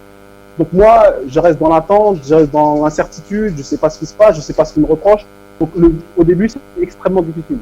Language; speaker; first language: French; native; French